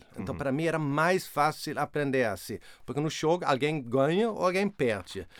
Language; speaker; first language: Portuguese; non-native, fluent; Swedish